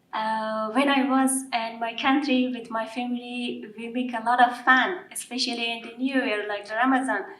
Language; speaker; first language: English; non-native, learner; Persian